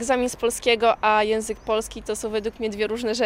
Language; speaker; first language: Polish; native; Polish